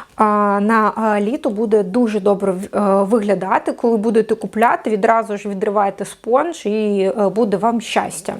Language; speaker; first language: Ukrainian; non-native, local second language; Russian